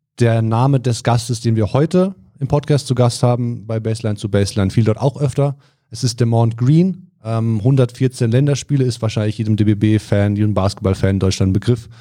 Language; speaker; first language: German; native; German